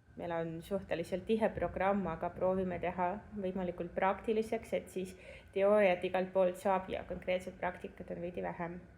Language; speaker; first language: Estonian; non-native, local second language; Russian